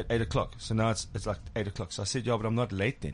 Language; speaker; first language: English; native; English